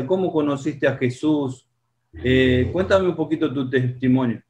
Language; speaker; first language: Spanish; non-native, fluent; Portuguese